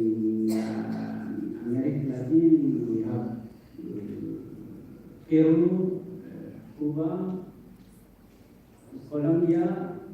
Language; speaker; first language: English; non-native, fluent; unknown